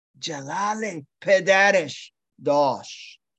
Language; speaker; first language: Persian; non-native, learner; English